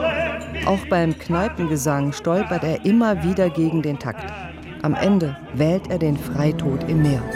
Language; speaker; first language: German; native; German